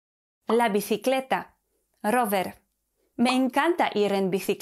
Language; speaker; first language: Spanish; non-native, fluent; Polish